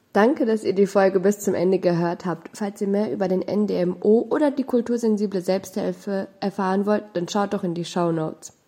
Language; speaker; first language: German; early bilingual, other home language; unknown